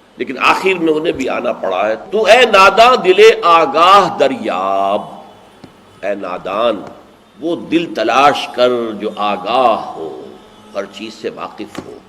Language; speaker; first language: Urdu; native; Urdu